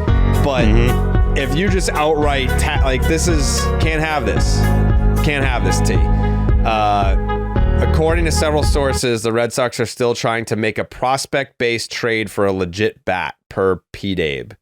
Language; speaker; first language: English; native; English